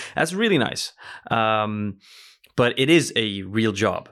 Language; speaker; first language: English; early bilingual, other home language; Norwegian